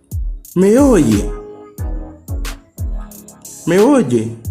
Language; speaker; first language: Spanish; non-native, fluent; Haitian Creole